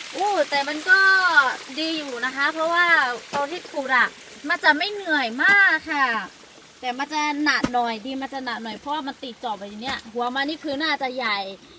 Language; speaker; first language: Thai; non-native, local second language; Lahu